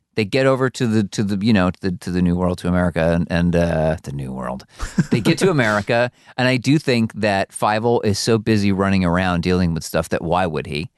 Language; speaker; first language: English; early bilingual, other home language; Hungarian